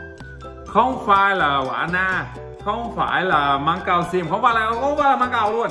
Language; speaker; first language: Vietnamese; non-native, fluent; English